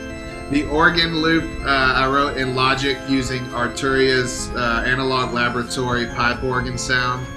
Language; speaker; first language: English; native; English